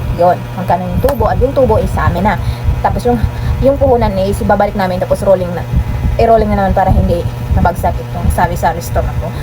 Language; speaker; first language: Filipino; non-native, local second language; Cebuano